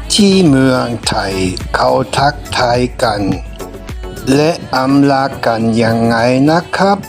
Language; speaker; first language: Thai; non-native, fluent; German